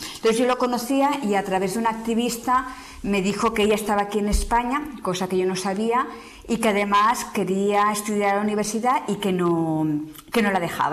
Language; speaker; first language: Spanish; native; Spanish